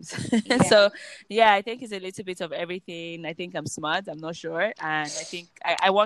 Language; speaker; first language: English; non-native, local second language; Igbo